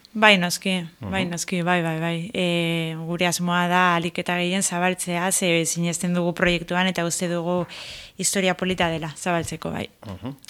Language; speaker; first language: Basque; non-native, local second language; Spanish